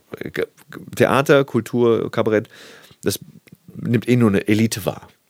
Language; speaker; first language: German; native; German